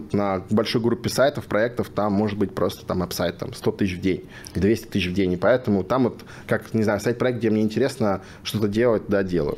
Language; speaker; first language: Russian; native; Russian